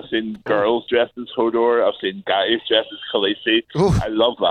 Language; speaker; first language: English; native; English